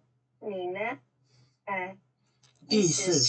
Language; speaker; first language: Chinese; non-native, learner; Indonesian